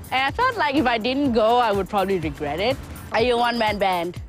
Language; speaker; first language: English; non-native, local second language; Bangla